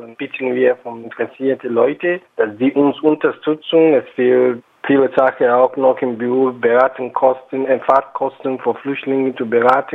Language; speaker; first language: German; non-native, fluent; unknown